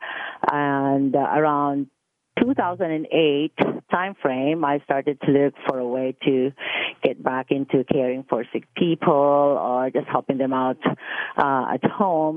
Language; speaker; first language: English; non-native, local second language; Filipino